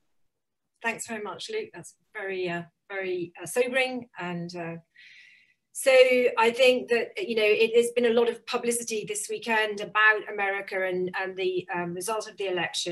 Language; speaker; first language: English; native; English